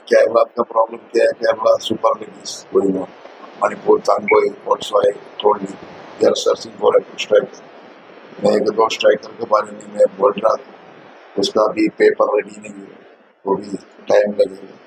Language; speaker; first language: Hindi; non-native, local second language; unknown